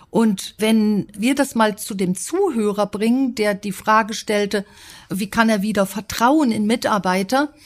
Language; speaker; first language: German; native; German